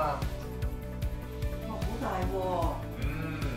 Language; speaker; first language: Cantonese; non-native, fluent; Japanese